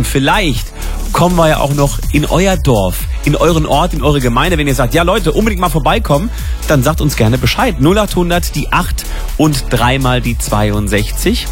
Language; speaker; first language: German; native; German